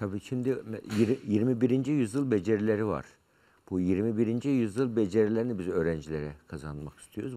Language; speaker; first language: Turkish; native; Turkish